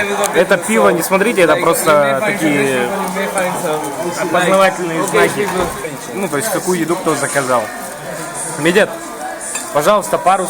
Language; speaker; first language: Russian; native; Russian